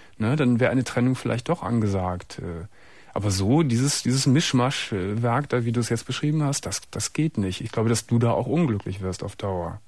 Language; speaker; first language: German; native; German